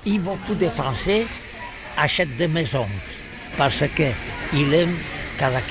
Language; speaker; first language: French; non-native, learner; Catalan